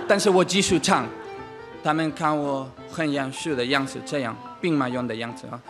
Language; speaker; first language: Chinese; non-native, learner; English